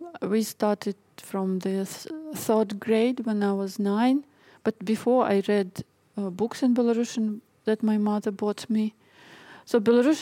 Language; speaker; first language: English; non-native, fluent; Russian